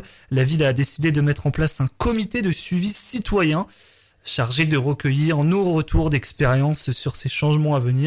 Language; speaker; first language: French; native; French